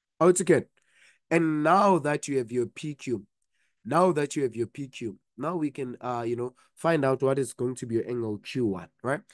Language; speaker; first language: English; non-native, local second language; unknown